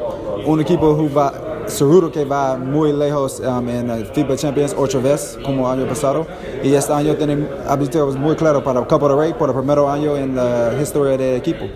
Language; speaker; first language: Spanish; non-native, learner; English